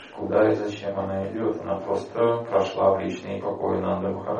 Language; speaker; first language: Russian; native; Russian